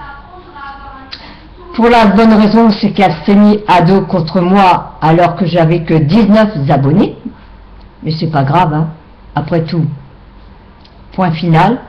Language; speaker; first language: French; native; French